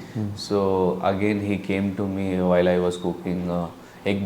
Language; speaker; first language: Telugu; non-native, local second language; Urdu